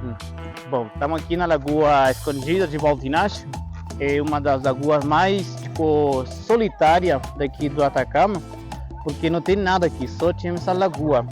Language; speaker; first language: Portuguese; non-native, fluent; Spanish